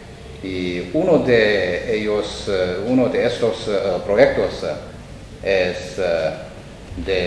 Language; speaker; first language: Spanish; non-native, fluent; Korean